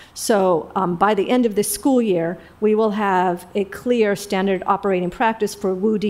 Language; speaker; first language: English; native; English